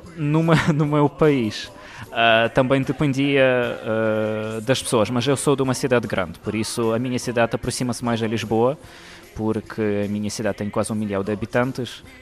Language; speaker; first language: Portuguese; non-native, fluent; Ukrainian